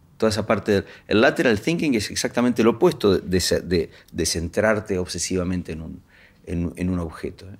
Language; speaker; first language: Spanish; native; Spanish